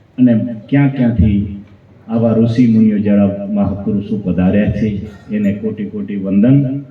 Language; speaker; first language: Gujarati; non-native, local second language; Kachhi